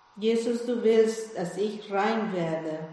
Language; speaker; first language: German; non-native, fluent; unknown